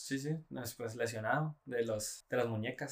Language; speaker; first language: Spanish; native; Spanish